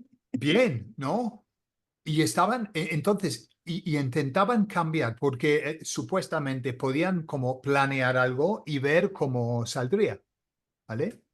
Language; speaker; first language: Spanish; non-native, fluent; English